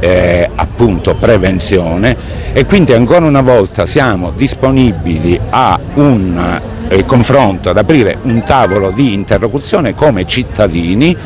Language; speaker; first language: Italian; native; Italian